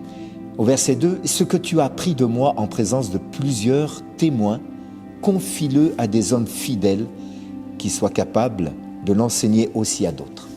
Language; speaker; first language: French; native; French